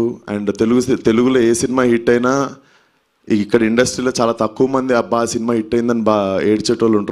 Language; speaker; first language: Telugu; native; Telugu